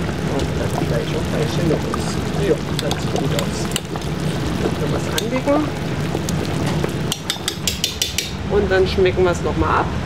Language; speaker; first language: German; native; German